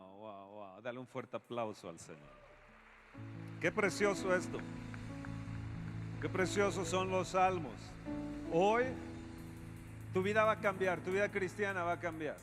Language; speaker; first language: Spanish; native; Spanish